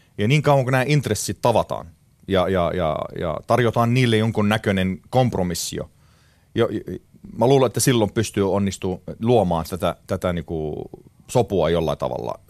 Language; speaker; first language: Finnish; non-native, fluent; Arabic